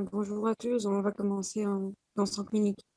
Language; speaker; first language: French; non-native, fluent; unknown